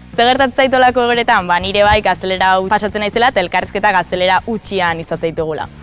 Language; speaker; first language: Basque; native; Basque